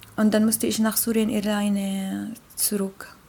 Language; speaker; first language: German; non-native, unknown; Arabic